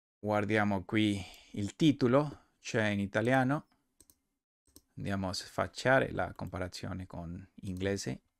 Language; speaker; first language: Italian; non-native, learner; Spanish